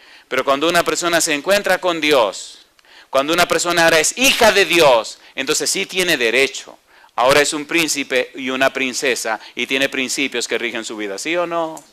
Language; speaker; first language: Spanish; native; Spanish